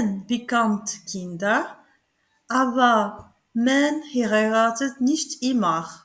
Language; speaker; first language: German; non-native, learner; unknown